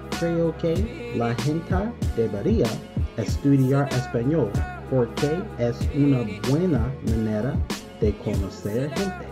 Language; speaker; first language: Spanish; non-native, learner; English